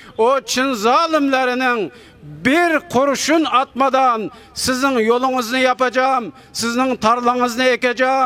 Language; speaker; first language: Turkish; non-native, fluent; Uyghur